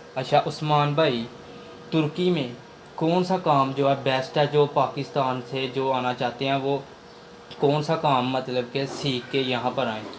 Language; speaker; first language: Urdu; non-native, local second language; Punjabi